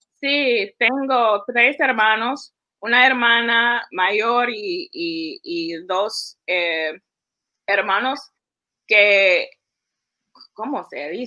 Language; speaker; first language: Spanish; early bilingual, heritage; English